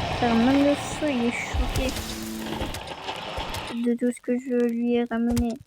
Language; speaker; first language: French; native; French